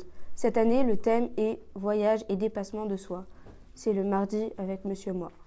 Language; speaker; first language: French; native; French